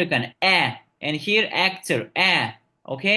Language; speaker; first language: English; non-native, fluent; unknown